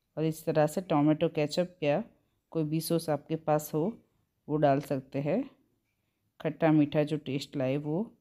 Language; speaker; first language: Hindi; non-native, local second language; Gujarati